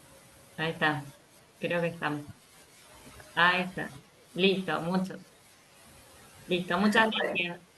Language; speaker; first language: Spanish; native; Spanish